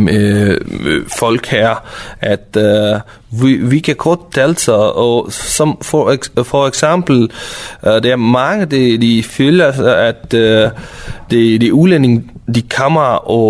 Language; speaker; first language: Danish; non-native, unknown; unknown